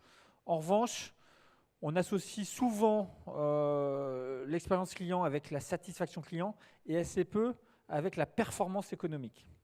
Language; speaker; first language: French; native; French